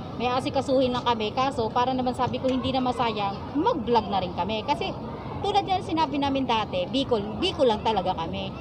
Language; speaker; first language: Filipino; non-native, local second language; Bikol